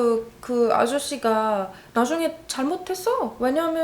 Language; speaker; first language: Korean; non-native, fluent; Arabic